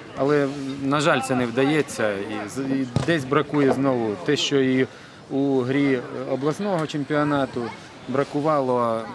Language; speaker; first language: Ukrainian; non-native, local second language; Russian